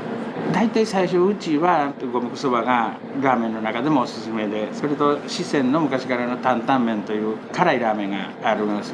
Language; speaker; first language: Japanese; native; Japanese